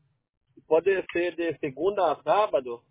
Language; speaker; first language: Spanish; non-native, learner; Portuguese